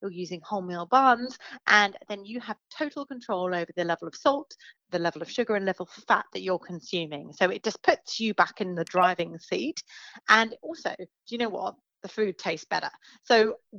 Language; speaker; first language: English; native; English